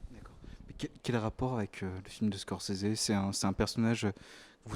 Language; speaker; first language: French; native; French